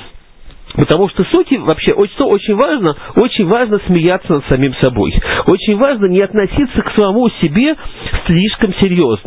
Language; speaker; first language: Russian; native; Russian